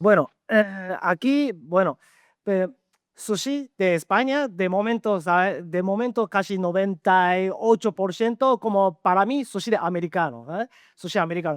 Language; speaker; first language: Spanish; non-native, learner; Japanese